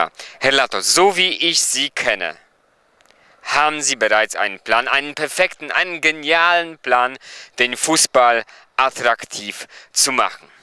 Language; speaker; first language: German; non-native, fluent; Polish